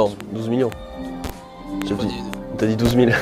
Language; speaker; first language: French; native; French